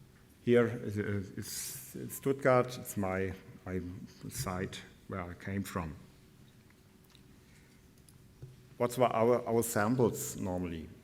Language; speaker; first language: English; non-native, fluent; German